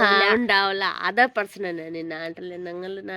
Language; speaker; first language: Malayalam; non-native, learner; Hindi